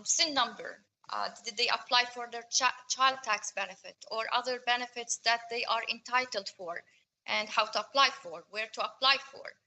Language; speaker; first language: English; non-native, fluent; Arabic